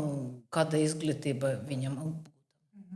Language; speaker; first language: Latvian; non-native, learner; Russian